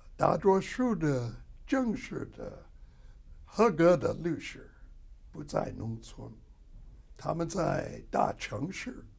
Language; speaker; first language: Chinese; non-native, fluent; English